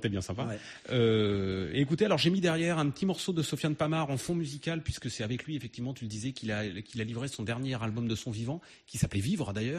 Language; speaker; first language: French; native; French